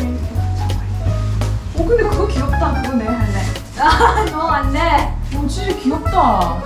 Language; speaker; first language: Korean; non-native, learner; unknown